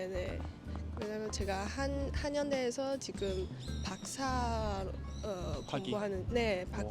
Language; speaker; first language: Korean; non-native, learner; Chinese